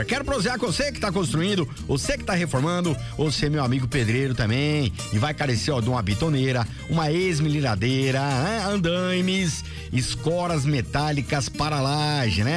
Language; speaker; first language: Portuguese; native; Portuguese